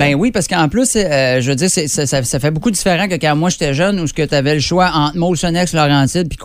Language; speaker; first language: French; native; French